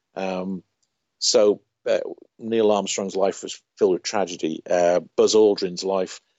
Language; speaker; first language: English; native; English